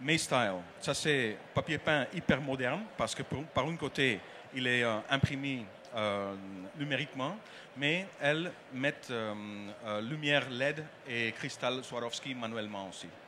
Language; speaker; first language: French; non-native, learner; Dutch